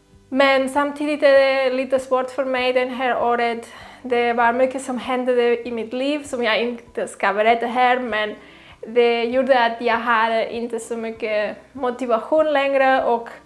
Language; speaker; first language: Swedish; non-native, fluent; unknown